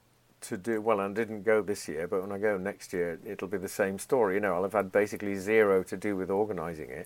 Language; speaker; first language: English; native; English